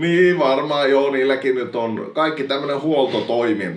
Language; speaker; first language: Finnish; native; Finnish